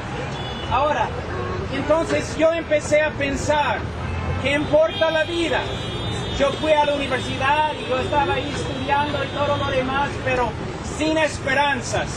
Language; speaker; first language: Spanish; non-native, fluent; English